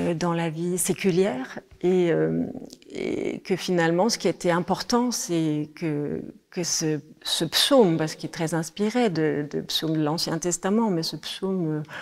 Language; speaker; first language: French; non-native, fluent; Danish